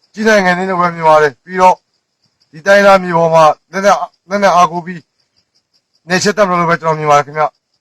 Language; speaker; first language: Burmese; non-native, local second language; Karen languages